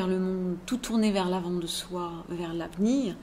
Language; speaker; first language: French; native; French